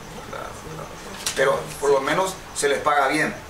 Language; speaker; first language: Spanish; native; Spanish